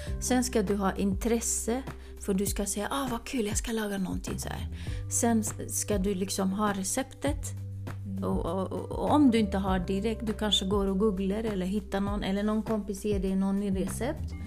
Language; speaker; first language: Swedish; early bilingual, other home language; Kurdish